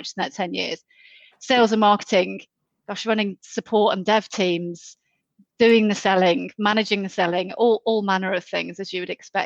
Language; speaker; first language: English; native; English